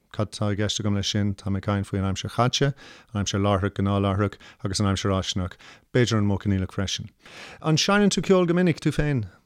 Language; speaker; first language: Irish; non-native, local second language; English